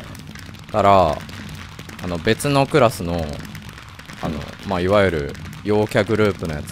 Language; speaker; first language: Japanese; native; Japanese